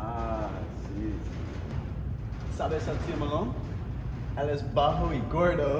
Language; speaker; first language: Spanish; non-native, learner; English